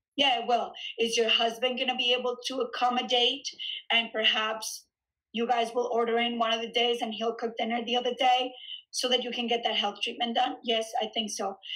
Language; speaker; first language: English; early bilingual, other home language; Spanish